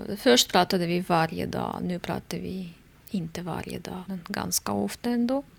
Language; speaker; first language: Swedish; non-native, fluent; Russian